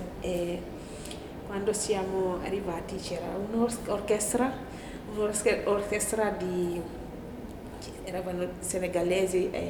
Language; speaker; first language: Italian; non-native, learner; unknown